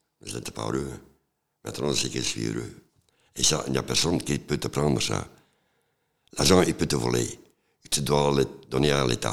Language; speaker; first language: French; non-native, local second language; Dutch